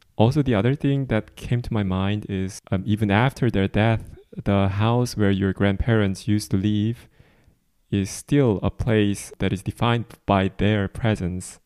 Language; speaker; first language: English; non-native, fluent; Korean